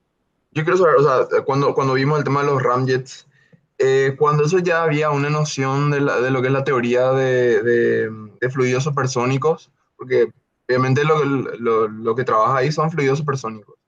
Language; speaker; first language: Spanish; native; Spanish